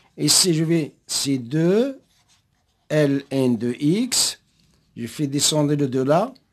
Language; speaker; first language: French; non-native, local second language; Arabic